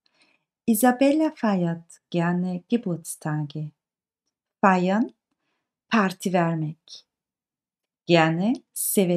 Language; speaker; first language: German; non-native, fluent; Turkish